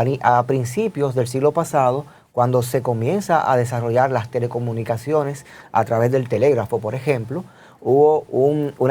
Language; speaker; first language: Spanish; native; Spanish